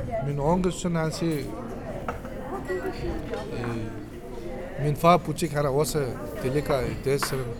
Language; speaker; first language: Danish; non-native, learner; Kurdish